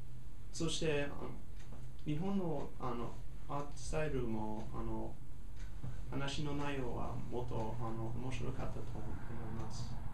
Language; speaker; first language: Japanese; non-native, learner; English